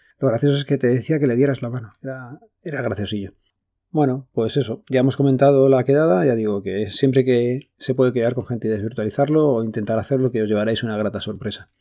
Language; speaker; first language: Spanish; native; Spanish